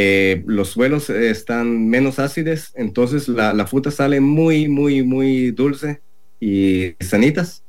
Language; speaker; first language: Spanish; non-native, learner; Hebrew